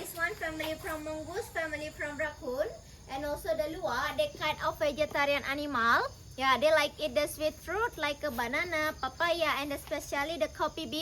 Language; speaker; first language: English; non-native, fluent; Indonesian